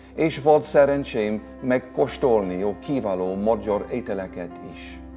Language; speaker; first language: Hungarian; non-native, learner; English